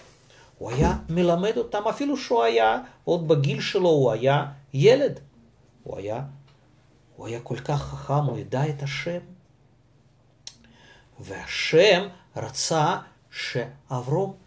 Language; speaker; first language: Hebrew; non-native, fluent; Russian